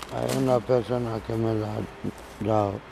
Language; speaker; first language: Spanish; non-native, learner; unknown